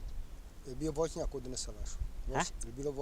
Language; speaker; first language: Bosnian; native; Bosnian